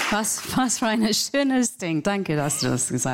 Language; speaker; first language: German; non-native, fluent; English